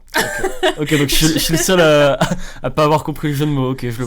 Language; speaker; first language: French; native; French